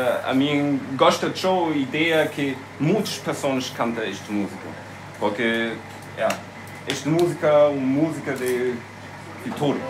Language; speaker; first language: Portuguese; non-native, learner; German